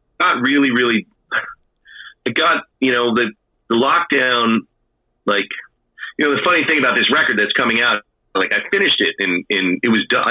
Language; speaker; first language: English; native; English